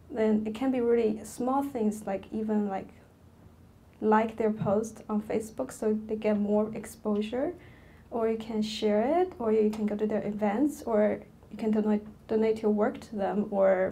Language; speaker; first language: English; non-native, fluent; Chinese